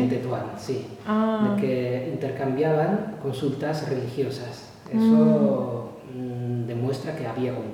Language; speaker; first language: Spanish; non-native, fluent; Arabic